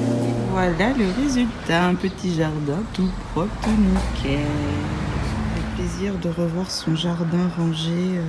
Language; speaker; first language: French; native; French